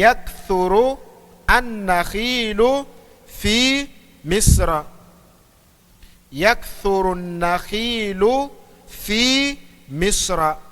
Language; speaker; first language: Arabic; non-native, fluent; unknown